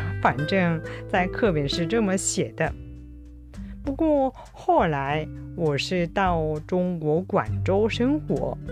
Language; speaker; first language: Chinese; non-native, fluent; Japanese